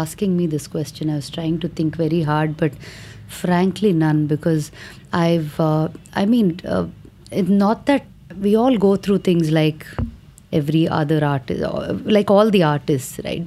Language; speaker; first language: English; non-native, local second language; Telugu